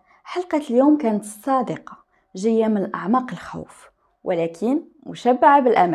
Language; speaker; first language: Arabic; native; Arabic